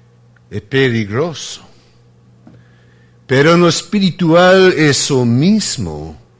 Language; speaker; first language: Spanish; non-native, fluent; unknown